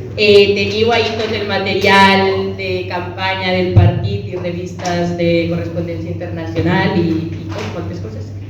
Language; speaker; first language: Catalan; non-native, local second language; Spanish